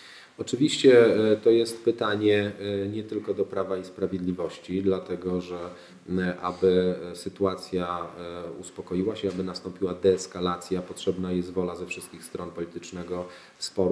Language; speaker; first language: Polish; native; Polish